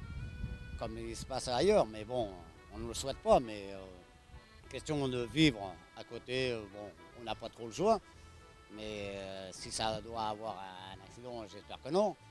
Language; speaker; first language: French; native; French